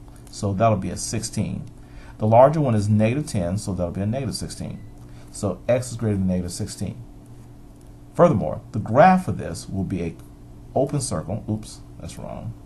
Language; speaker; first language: English; native; English